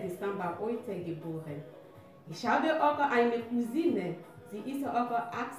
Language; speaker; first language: German; non-native, learner; French